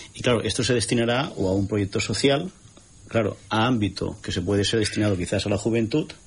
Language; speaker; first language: Spanish; non-native, local second language; Catalan